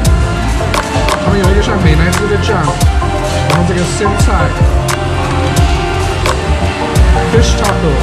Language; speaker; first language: Chinese; non-native, fluent; English